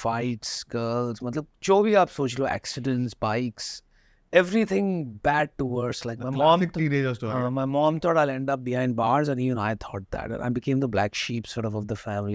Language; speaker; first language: English; non-native, local second language; Hindi